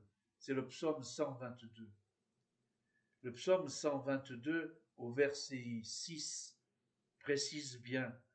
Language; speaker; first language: French; native; French